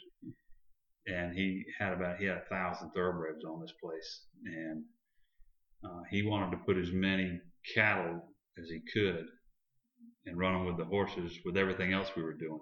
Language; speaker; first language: English; native; English